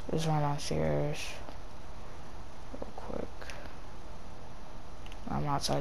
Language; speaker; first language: English; native; English